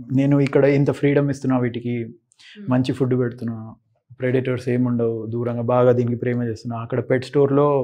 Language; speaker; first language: Telugu; native; Telugu